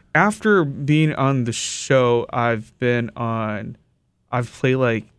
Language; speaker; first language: English; early bilingual, other home language; Japanese